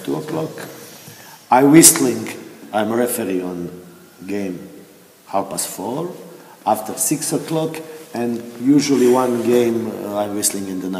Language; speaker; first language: English; non-native, learner; Croatian